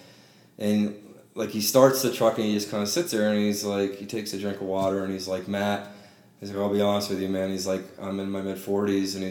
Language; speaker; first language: English; native; English